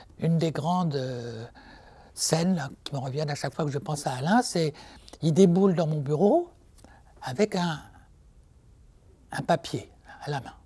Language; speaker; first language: French; native; French